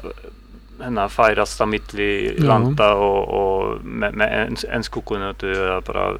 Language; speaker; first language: Icelandic; non-native, learner; Polish